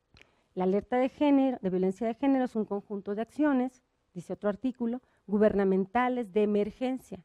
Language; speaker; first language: Spanish; native; Spanish